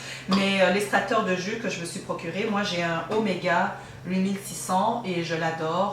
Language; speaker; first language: French; native; French